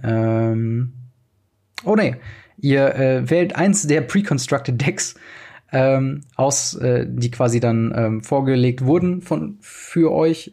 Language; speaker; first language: German; native; German